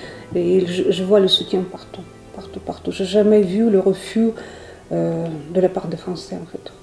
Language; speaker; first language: French; non-native, fluent; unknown